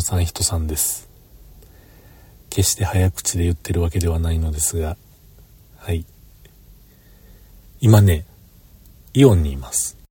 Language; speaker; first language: Japanese; native; Japanese